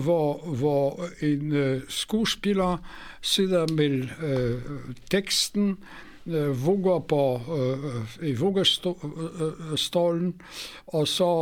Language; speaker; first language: Swedish; non-native, fluent; Polish